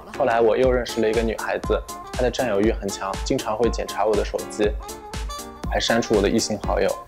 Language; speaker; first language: Chinese; early bilingual, heritage; German